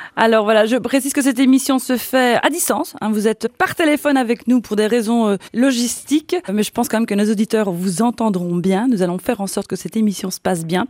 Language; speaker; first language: French; native; French